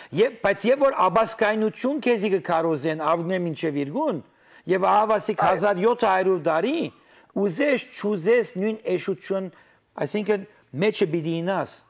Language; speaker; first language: Armenian; native; Armenian